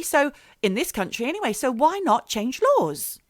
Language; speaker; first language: English; native; English